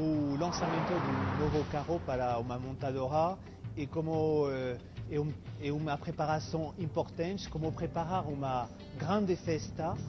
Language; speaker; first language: Portuguese; non-native, fluent; French